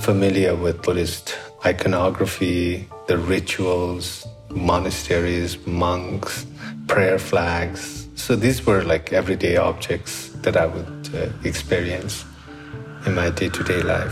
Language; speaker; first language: English; non-native, local second language; Sherpa